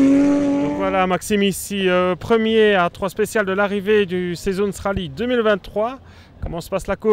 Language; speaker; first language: French; native; French